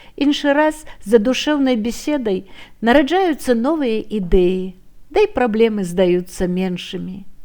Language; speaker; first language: Belarusian; native; Belarusian